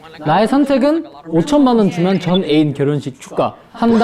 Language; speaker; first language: Korean; native; Korean